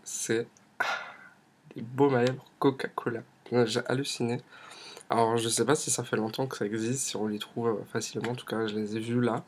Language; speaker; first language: French; native; French